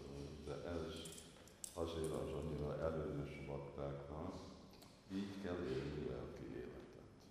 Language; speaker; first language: Hungarian; non-native, fluent; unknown